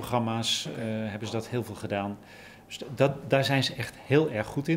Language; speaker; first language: Dutch; native; Dutch